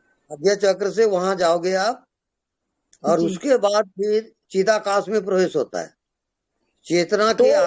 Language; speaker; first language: Hindi; native; Hindi